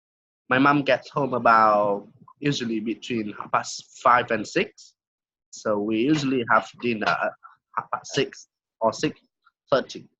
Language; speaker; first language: English; non-native, fluent; Vietnamese